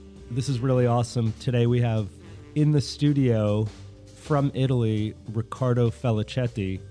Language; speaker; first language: English; native; English